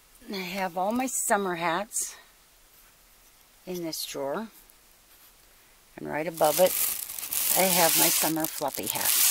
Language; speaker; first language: English; native; English